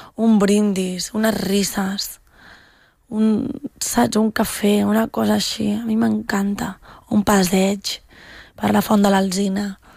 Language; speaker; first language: Catalan; non-native, local second language; Spanish